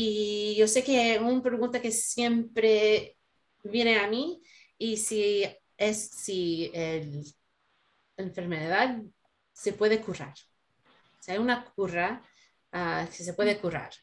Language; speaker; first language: Spanish; non-native, learner; English